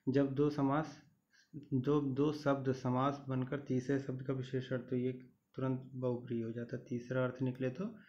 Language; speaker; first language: Hindi; native; Hindi